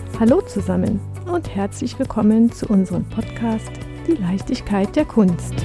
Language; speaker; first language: German; native; German